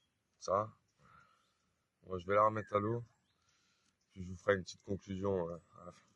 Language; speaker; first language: French; native; French